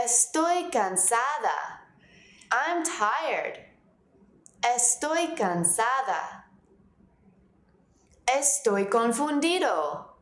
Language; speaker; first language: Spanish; non-native, fluent; English